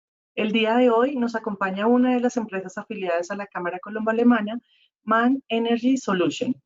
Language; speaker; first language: Spanish; native; Spanish